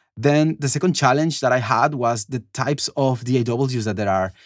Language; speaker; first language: English; non-native, fluent; Spanish